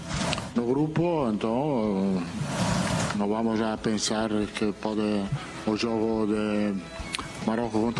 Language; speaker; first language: Portuguese; non-native, fluent; Italian